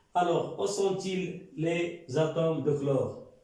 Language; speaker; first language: French; non-native, local second language; Arabic